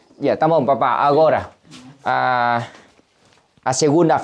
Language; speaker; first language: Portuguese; non-native, learner; Vietnamese